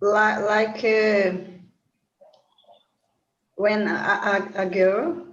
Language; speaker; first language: English; non-native, learner; Portuguese